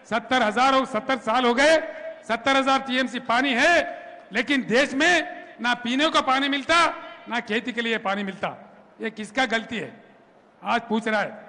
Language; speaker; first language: Hindi; non-native, local second language; Telugu